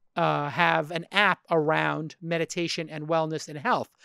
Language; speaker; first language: English; native; English